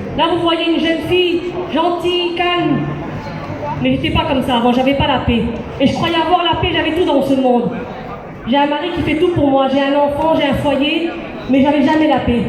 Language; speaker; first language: French; early bilingual, other home language; Chinese